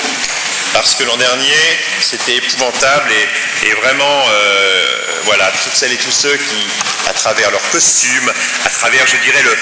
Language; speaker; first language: French; native; French